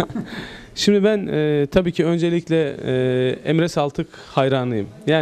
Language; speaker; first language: Turkish; native; Turkish